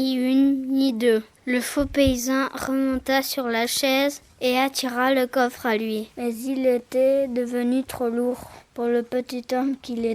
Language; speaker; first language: French; native; French